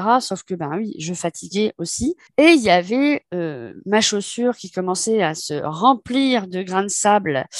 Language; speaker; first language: French; native; French